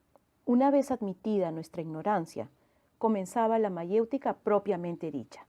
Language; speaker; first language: Spanish; native; Spanish